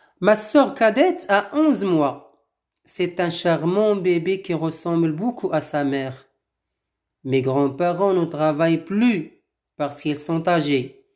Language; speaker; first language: French; non-native, local second language; Arabic